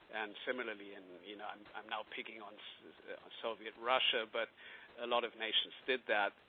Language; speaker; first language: English; non-native, fluent; German